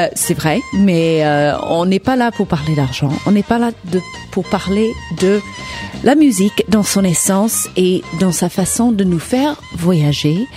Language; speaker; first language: French; non-native, fluent; English